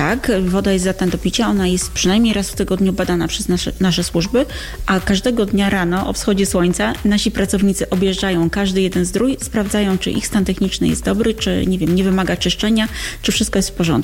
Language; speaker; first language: Polish; native; Polish